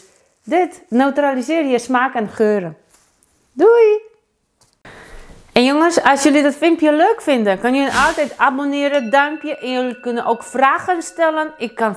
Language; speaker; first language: Dutch; non-native, fluent; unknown